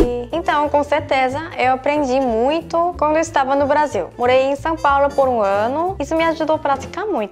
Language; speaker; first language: Portuguese; non-native, fluent; Korean